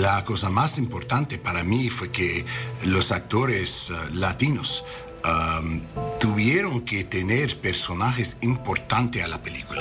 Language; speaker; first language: Spanish; non-native, learner; English